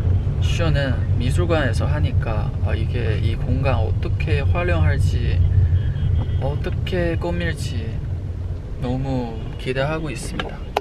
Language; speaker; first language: Korean; non-native, fluent; Chinese